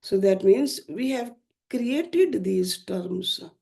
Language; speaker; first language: English; non-native, local second language; Hindi